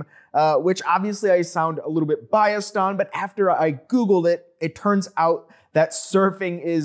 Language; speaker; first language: English; native; English